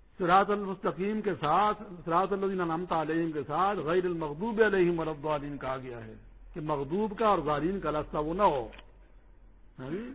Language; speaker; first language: Urdu; non-native, local second language; Pashto